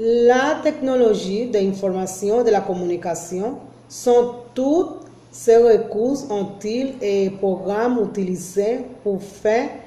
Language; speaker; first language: French; non-native, learner; Spanish